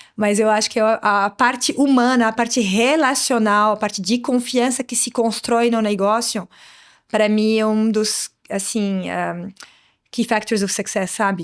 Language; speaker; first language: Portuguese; non-native, fluent; Arabic